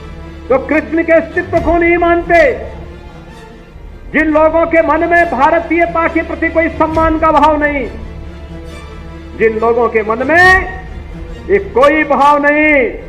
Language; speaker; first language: Hindi; native; Hindi